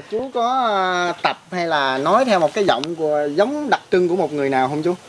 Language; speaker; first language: Vietnamese; native; Vietnamese